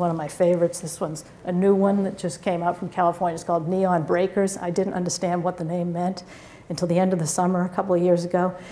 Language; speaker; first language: English; native; English